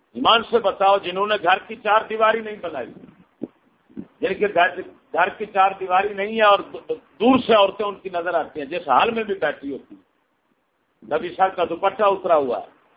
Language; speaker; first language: Urdu; non-native, local second language; Punjabi